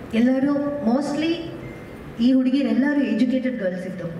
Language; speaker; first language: Kannada; non-native, learner; Malayalam